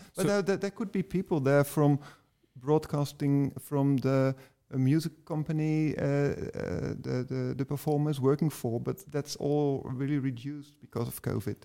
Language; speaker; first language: English; non-native, fluent; Dutch